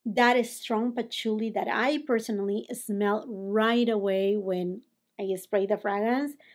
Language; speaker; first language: English; non-native, fluent; Spanish